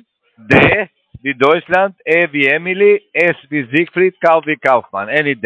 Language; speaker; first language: German; non-native, learner; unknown